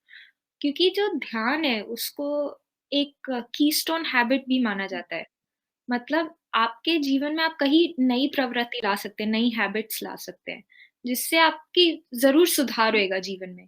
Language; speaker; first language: Hindi; native; Hindi